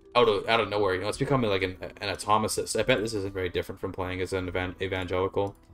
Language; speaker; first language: English; native; English